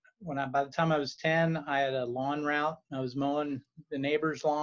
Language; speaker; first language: English; native; English